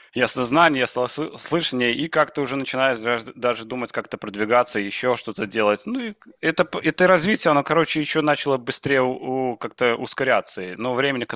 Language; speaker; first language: Russian; non-native, local second language; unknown